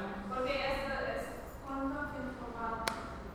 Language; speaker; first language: Spanish; non-native, learner; English